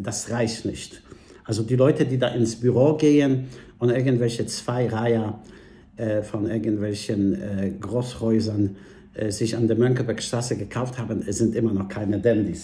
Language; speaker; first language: German; non-native, fluent; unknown